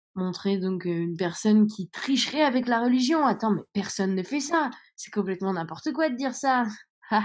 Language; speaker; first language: French; native; French